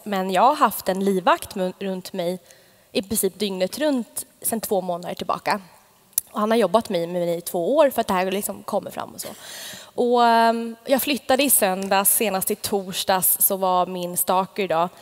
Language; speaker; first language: Swedish; native; Swedish